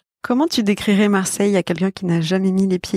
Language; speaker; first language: French; native; French